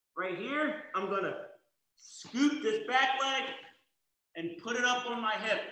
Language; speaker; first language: English; native; English